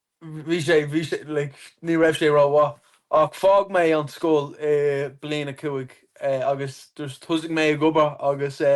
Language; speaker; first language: Irish; non-native, local second language; English